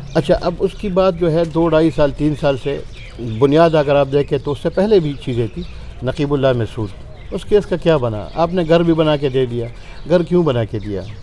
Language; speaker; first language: Urdu; non-native, local second language; Pashto